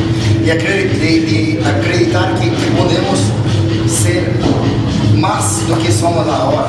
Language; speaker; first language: Spanish; non-native, learner; Portuguese